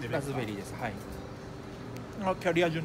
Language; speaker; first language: Japanese; native; Japanese